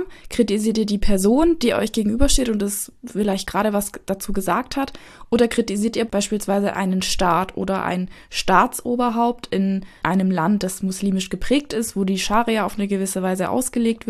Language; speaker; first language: German; native; German